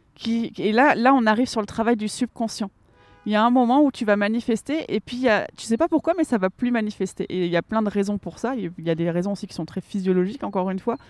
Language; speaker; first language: French; native; French